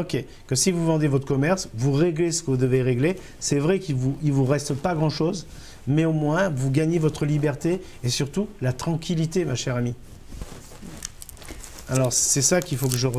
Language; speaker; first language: French; native; French